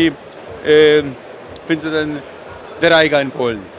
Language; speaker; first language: German; non-native, fluent; Polish